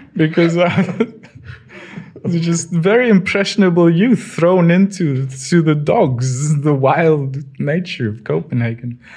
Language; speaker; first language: English; non-native, local second language; Tswana